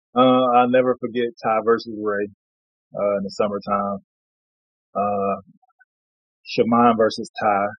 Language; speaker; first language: English; native; English